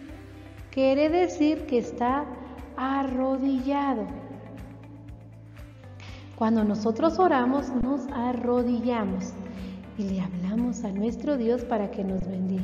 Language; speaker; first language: Spanish; non-native, local second language; Kaqchikel